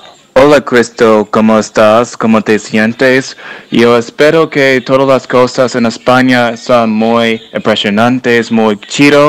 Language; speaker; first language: Spanish; non-native, learner; English